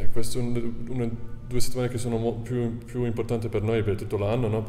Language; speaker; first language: Italian; non-native, fluent; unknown